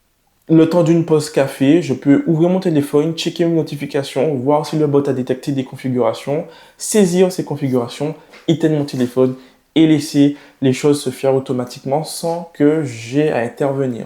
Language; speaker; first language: French; native; French